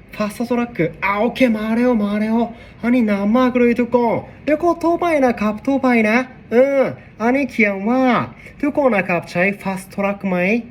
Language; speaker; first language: Thai; non-native, learner; Japanese